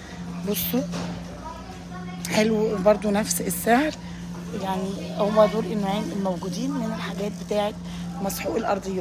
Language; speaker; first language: Arabic; native; Arabic